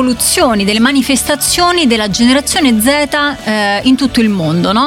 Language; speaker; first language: Italian; native; Italian